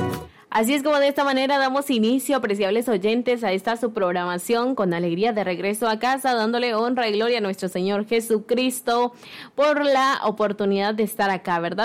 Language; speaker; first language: Spanish; native; Spanish